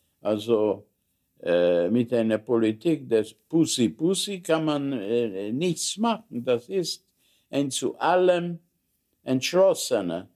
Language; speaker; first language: German; non-native, fluent; Hungarian